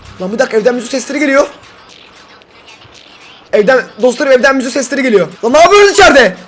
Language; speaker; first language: Turkish; native; Turkish